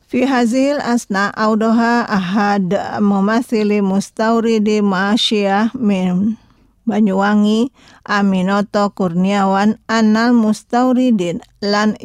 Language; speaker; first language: Arabic; non-native, fluent; Indonesian